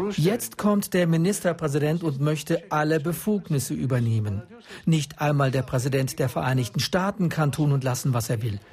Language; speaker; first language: German; native; German